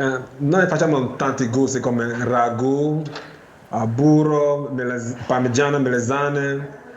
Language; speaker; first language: Italian; non-native, learner; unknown